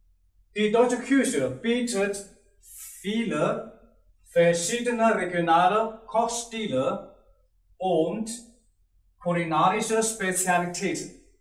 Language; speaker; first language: German; non-native, learner; Chinese